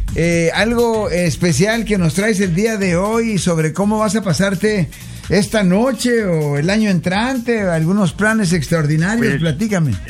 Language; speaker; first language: Spanish; native; Spanish